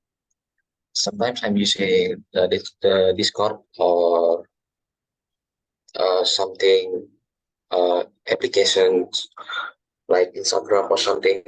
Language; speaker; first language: English; non-native, learner; Indonesian